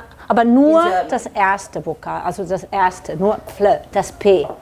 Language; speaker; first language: German; non-native, learner; Catalan